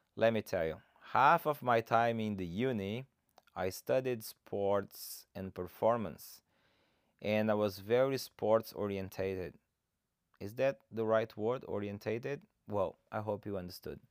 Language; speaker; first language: English; non-native, fluent; Portuguese